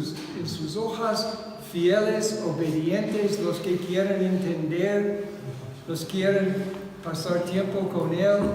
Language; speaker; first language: Spanish; non-native, fluent; English